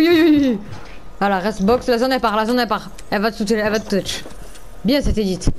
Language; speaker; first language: French; native; French